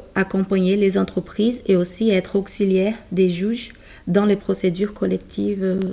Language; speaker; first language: French; non-native, fluent; Portuguese